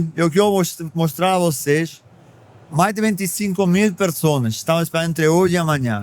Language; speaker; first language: Portuguese; non-native, fluent; Spanish